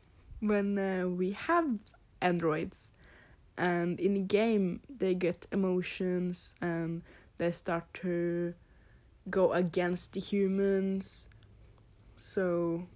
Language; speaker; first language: English; non-native, fluent; Norwegian